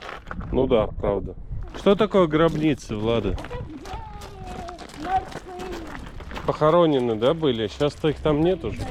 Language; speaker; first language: Russian; native; Russian